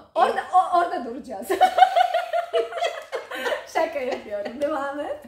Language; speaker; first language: Turkish; non-native, learner; Croatian